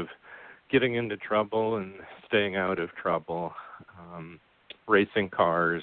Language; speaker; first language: English; native; English